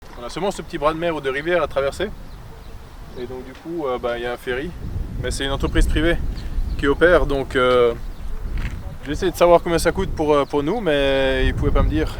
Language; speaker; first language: French; native; French